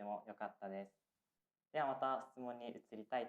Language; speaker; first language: Japanese; native; Japanese